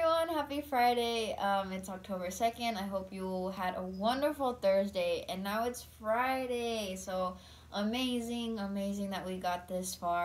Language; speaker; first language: English; early bilingual, other home language; Spanish